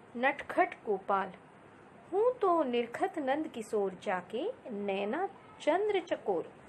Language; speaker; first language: Hindi; non-native, local second language; Marathi